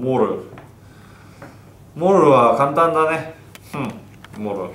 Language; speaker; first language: Japanese; non-native, fluent; Korean